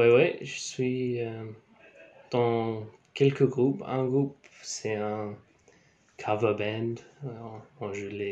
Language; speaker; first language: French; non-native, learner; English